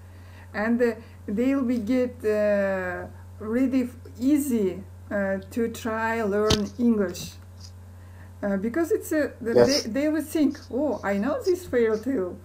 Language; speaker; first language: English; non-native, learner; Kazakh